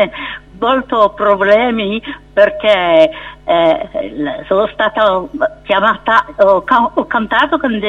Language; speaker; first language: Italian; non-native, fluent; French